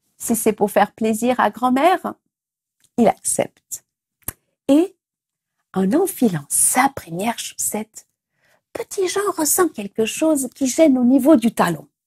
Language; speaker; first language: French; non-native, fluent; Portuguese